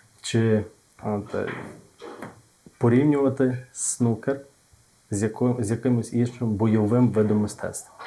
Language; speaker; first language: Ukrainian; native; Ukrainian